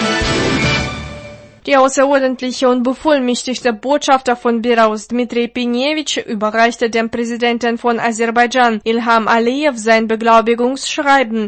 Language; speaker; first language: German; non-native, fluent; Russian